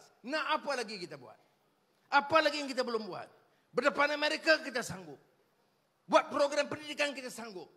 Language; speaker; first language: Malay; native; Malay